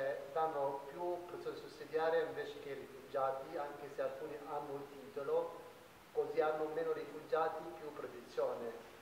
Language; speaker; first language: Italian; non-native, fluent; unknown